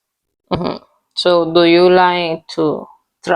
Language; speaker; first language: English; non-native, learner; Spanish